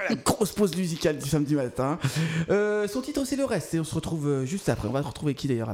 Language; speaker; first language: French; native; French